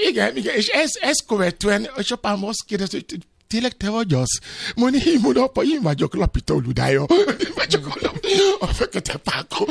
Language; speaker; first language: Hungarian; non-native, fluent; Yoruba